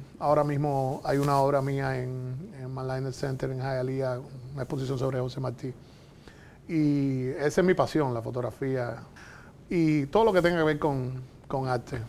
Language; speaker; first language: Spanish; native; Spanish